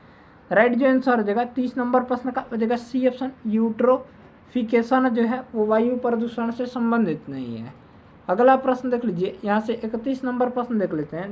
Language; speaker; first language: Hindi; native; Hindi